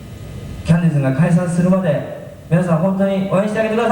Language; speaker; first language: Japanese; native; Japanese